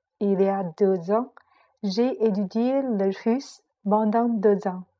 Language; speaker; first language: French; non-native, fluent; Chinese